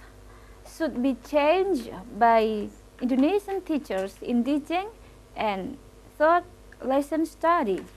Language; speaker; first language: English; non-native, local second language; Indonesian